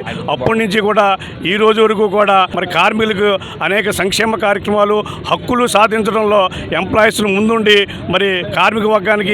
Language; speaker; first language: Telugu; native; Telugu